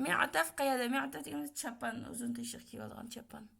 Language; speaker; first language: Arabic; non-native, fluent; Uyghur